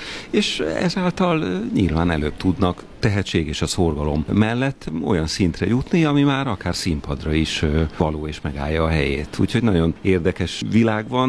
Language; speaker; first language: Hungarian; native; Hungarian